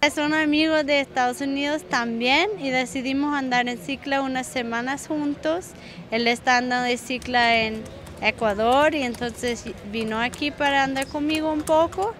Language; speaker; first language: Spanish; non-native, fluent; English